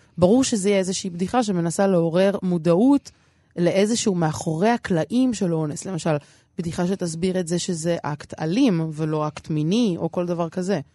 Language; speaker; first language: Hebrew; early bilingual, other home language; Russian